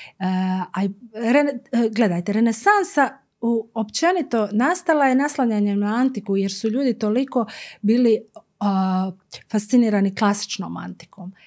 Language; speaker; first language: Croatian; native; Croatian